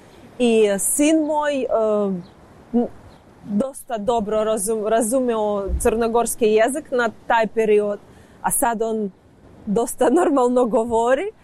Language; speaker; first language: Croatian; non-native, learner; Ukrainian